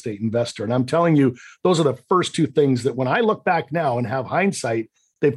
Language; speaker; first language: English; native; English